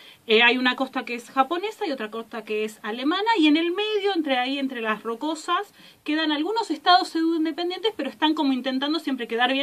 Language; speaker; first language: Spanish; native; Spanish